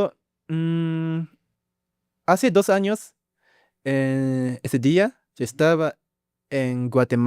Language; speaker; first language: Spanish; non-native, learner; Japanese